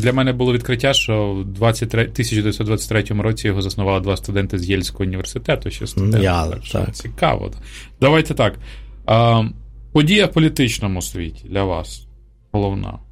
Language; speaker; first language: Polish; non-native, learner; Ukrainian